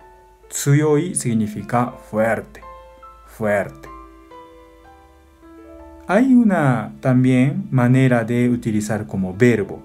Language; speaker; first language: Spanish; non-native, fluent; Japanese